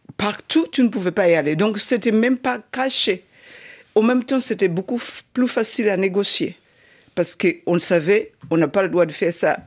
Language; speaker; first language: French; non-native, fluent; Shona